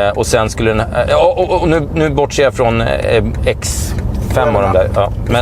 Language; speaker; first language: Swedish; native; Swedish